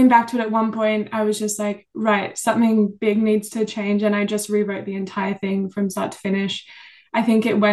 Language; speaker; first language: English; native; English